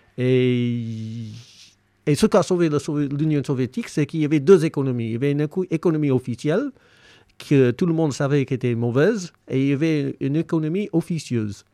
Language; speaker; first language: French; non-native, fluent; English